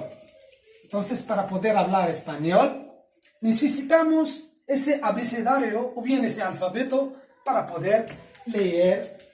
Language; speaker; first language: Spanish; non-native, fluent; Arabic